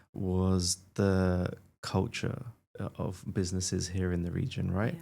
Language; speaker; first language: English; native; English